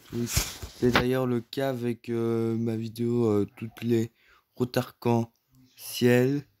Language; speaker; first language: French; native; French